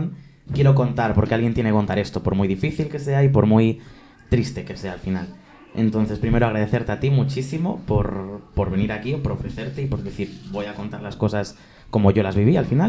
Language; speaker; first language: Spanish; native; Spanish